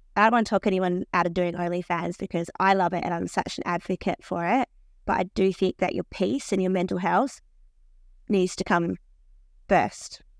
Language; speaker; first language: English; native; English